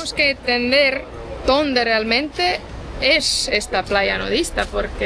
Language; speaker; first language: Spanish; non-native, fluent; Estonian